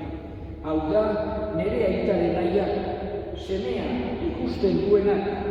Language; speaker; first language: Basque; native; Basque